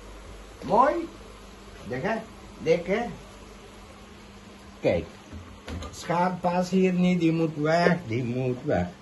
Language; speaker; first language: Dutch; non-native, local second language; Caribbean Hindustani